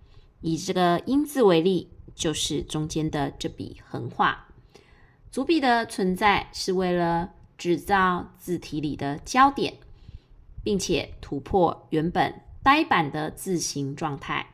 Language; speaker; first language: Chinese; native; Chinese